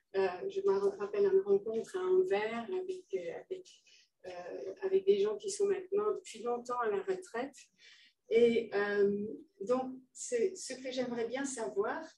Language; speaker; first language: French; non-native, fluent; Dutch